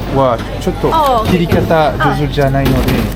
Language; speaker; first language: Japanese; non-native, learner; French